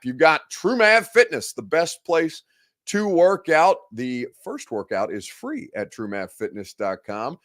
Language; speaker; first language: English; native; English